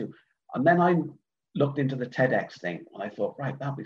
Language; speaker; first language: English; native; English